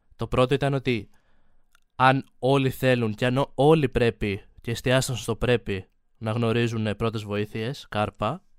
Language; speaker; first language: Greek; native; Greek